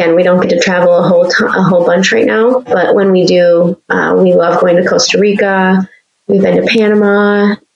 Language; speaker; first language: English; native; English